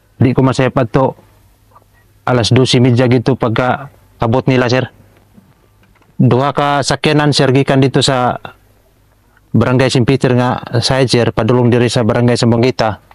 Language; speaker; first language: Cebuano; native; Cebuano